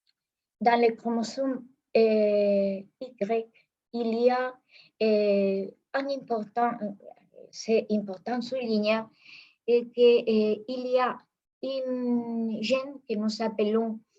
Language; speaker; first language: French; non-native, fluent; Spanish